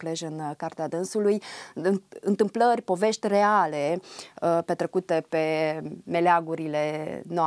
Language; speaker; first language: Romanian; native; Romanian